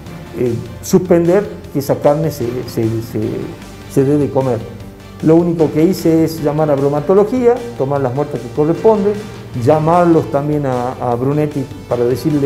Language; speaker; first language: Spanish; native; Spanish